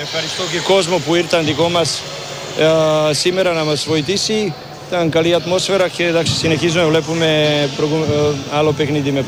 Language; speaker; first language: Greek; non-native, fluent; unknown